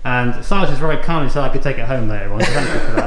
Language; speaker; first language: English; native; English